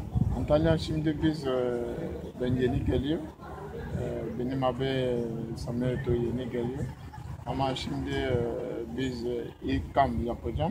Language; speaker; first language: Turkish; non-native, learner; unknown